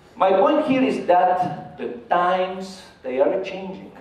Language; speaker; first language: English; non-native, fluent; Spanish